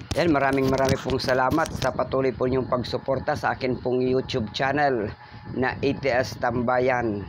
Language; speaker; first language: Filipino; non-native, local second language; Bikol